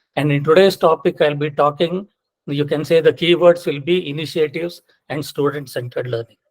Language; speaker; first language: English; non-native, local second language; Kannada